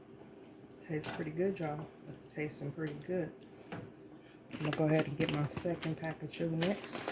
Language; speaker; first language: English; native; English